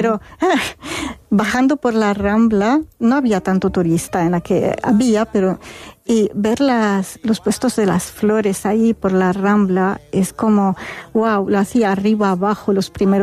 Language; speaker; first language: Spanish; non-native, fluent; Arabic